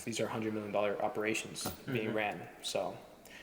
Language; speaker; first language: English; native; English